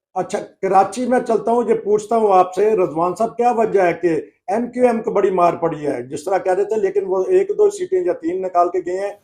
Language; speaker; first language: Urdu; non-native, local second language; Punjabi